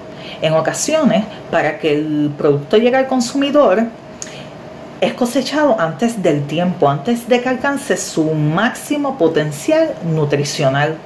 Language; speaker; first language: Spanish; native; Spanish